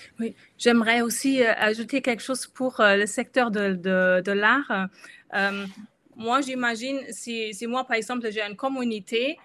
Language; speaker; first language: French; non-native, fluent; German